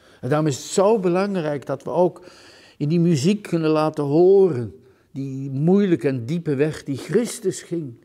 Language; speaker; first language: Dutch; native; Dutch